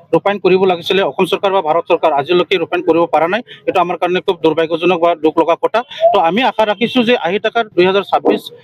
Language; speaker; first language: Assamese; non-native, local second language; Bodo